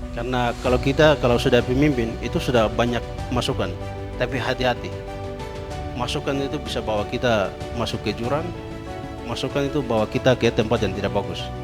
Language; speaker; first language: Indonesian; non-native, local second language; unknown